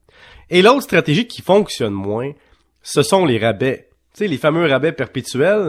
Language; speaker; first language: French; native; French